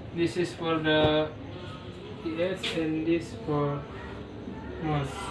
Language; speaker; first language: English; non-native, learner; Indonesian